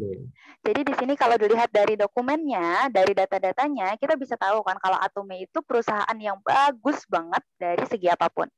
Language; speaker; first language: Indonesian; native; Indonesian